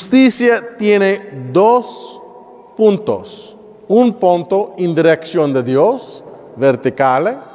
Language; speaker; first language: Spanish; non-native, learner; English